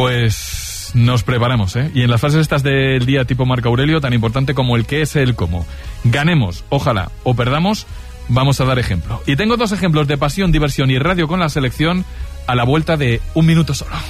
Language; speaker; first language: Spanish; native; Spanish